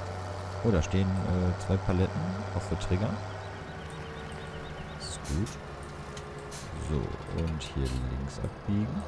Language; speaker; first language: German; native; German